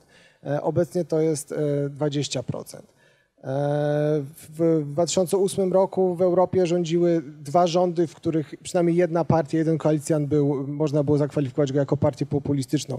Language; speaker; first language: Polish; native; Polish